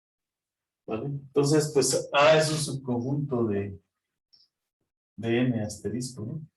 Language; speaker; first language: Spanish; native; Spanish